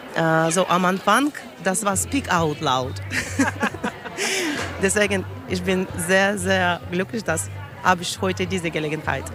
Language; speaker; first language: German; non-native, learner; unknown